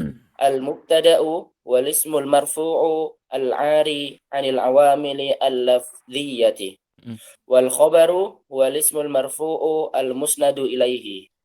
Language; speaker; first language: Arabic; non-native, learner; Indonesian